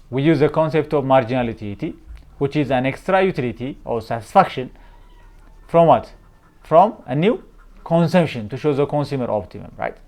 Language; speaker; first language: English; non-native, local second language; Amharic